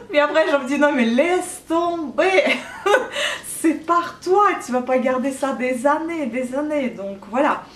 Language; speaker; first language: French; non-native, fluent; Russian